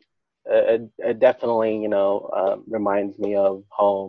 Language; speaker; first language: English; non-native, local second language; Filipino